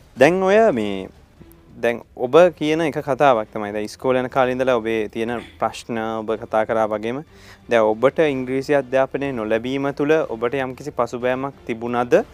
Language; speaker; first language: Sinhala; native; Sinhala